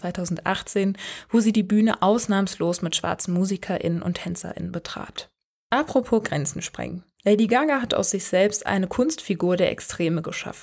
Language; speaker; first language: German; native; German